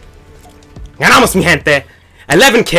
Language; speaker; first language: Spanish; early bilingual, heritage; Spanish